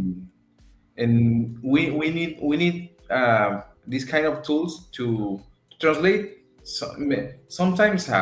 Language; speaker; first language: English; non-native, learner; Spanish